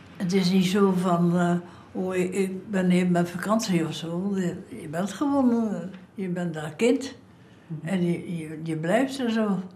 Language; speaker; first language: Dutch; native; Dutch